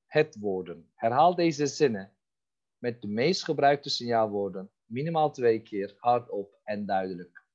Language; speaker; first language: Dutch; non-native, fluent; Turkish